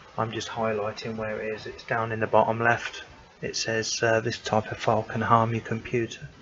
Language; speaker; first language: English; native; English